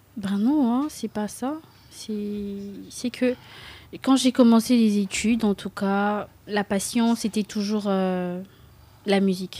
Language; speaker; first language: French; non-native, local second language; Lingala